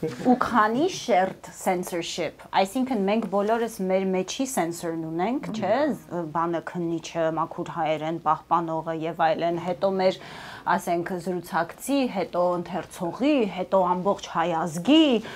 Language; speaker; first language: Armenian; early bilingual, heritage; Armenian